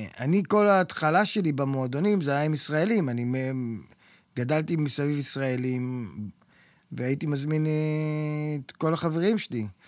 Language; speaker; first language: Hebrew; early bilingual, heritage; Hebrew